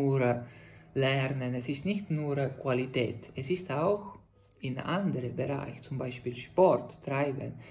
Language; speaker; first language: German; non-native, fluent; Italian